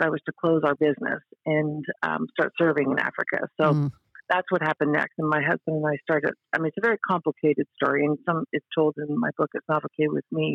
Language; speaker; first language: English; native; English